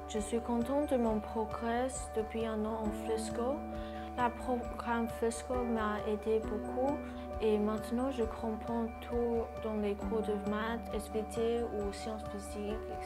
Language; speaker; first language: French; non-native, learner; Chinese